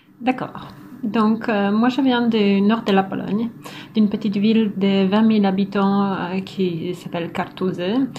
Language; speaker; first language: French; non-native, fluent; Polish